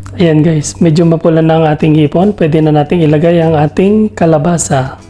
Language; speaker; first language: Filipino; non-native, local second language; Bikol